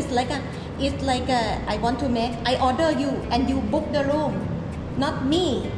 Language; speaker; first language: English; non-native, learner; Thai